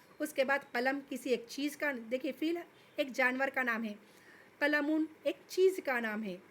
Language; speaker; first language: Urdu; native; Urdu